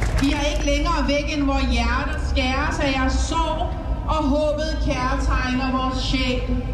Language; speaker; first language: Danish; early bilingual, other home language; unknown